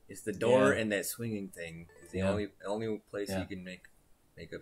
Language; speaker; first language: English; native; English